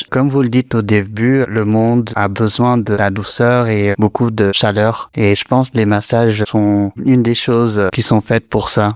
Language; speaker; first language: French; native; French